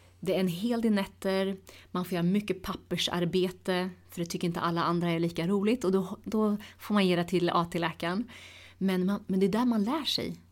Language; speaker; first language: Swedish; early bilingual, other home language; Tigrinya